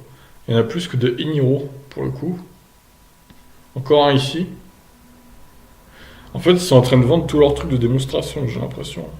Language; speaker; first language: French; native; French